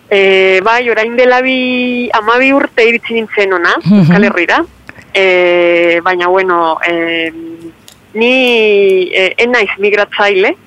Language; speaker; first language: Basque; non-native, fluent; Spanish